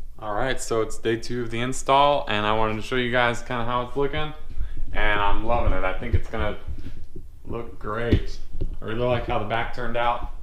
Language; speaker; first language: English; native; English